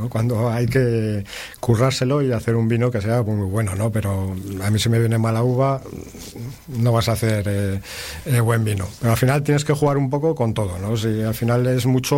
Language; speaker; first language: Spanish; native; Spanish